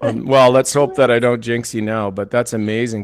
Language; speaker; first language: English; native; English